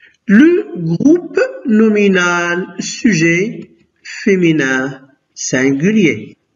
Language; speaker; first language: French; non-native, local second language; Arabic